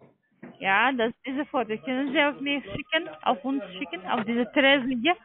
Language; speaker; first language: German; non-native, learner; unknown